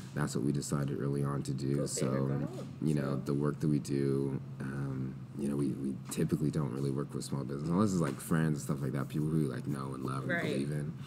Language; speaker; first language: English; native; English